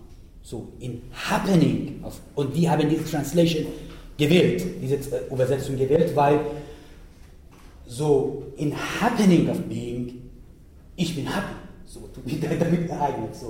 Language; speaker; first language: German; non-native, learner; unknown